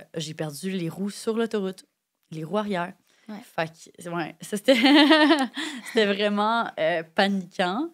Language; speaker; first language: French; native; French